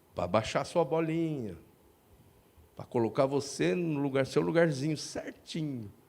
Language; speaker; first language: Portuguese; native; Portuguese